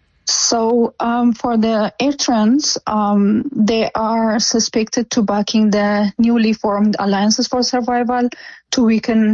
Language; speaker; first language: English; non-native, fluent; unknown